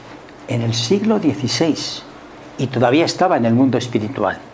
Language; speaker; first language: Spanish; native; Spanish